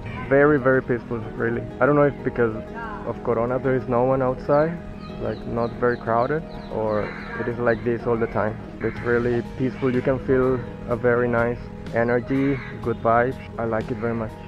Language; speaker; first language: English; non-native, fluent; Spanish